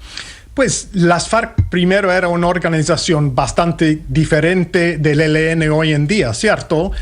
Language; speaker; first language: Spanish; non-native, fluent; English